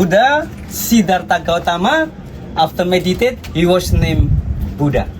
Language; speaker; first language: English; non-native, learner; Indonesian